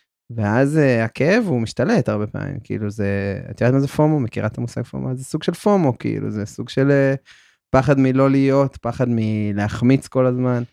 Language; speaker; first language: Hebrew; native; Hebrew